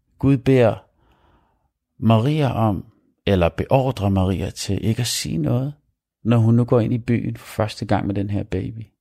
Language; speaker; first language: Danish; early bilingual, other home language; Arabic